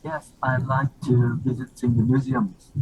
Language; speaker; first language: English; non-native, learner; Vietnamese